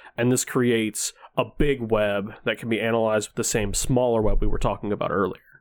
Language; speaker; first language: English; early bilingual, other home language; Danish